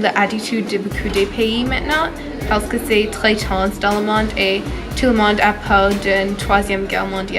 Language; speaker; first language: French; non-native, learner; English